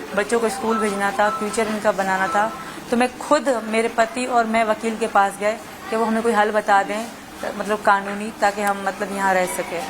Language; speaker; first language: Urdu; non-native, local second language; Sindhi